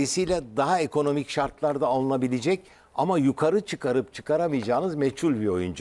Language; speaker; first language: Turkish; native; Turkish